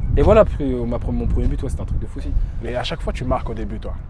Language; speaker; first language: French; native; French